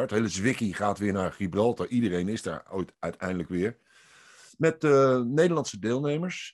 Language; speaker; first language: Dutch; native; Dutch